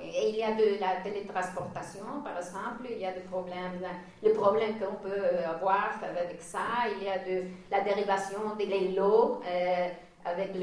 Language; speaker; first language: French; non-native, fluent; Spanish